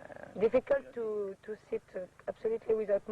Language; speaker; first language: English; non-native, fluent; French